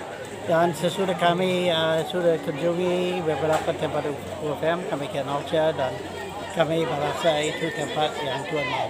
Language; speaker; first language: Indonesian; non-native, fluent; English